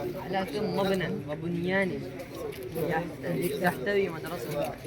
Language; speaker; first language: Arabic; non-native, learner; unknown